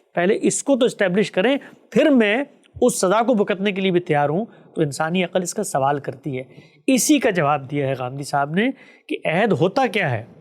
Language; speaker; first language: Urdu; native; Urdu